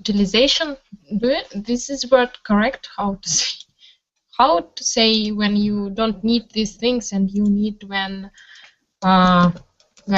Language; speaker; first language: English; non-native, learner; Russian